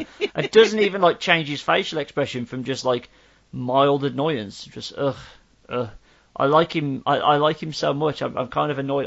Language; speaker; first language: English; native; English